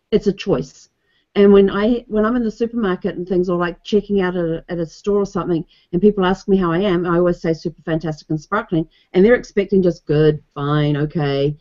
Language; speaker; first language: English; native; English